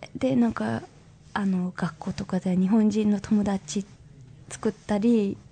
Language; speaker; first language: Japanese; non-native, fluent; English